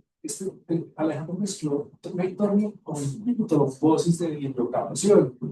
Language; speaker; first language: Spanish; native; Spanish